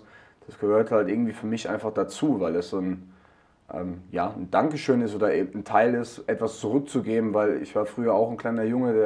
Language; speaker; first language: German; native; German